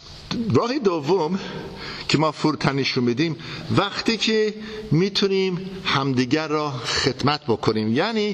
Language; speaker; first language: Persian; non-native, fluent; English